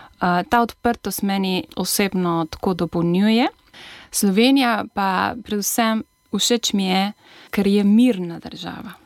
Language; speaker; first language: Slovenian; non-native, fluent; Spanish